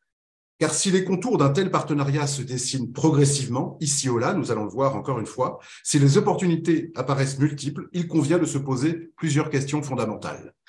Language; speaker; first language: French; native; French